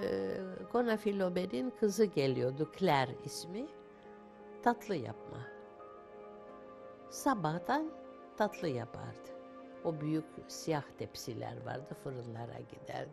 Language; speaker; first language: Turkish; non-native, local second language; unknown